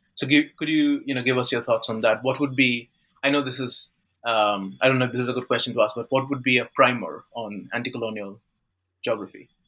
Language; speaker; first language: English; non-native, local second language; Bangla